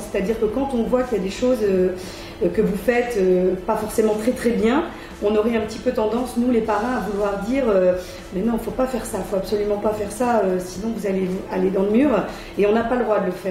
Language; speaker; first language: French; native; French